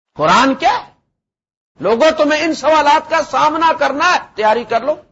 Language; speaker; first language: Urdu; non-native, local second language; Punjabi